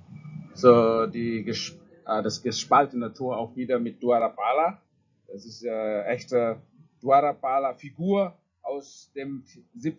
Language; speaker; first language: German; non-native, fluent; Indonesian